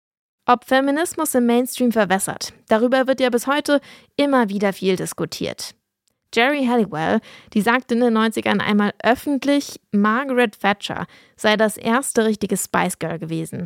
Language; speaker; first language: German; early bilingual, other home language; English